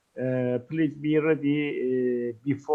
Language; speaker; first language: English; non-native, learner; Turkish